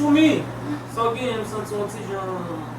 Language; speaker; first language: Portuguese; non-native, learner; Haitian Creole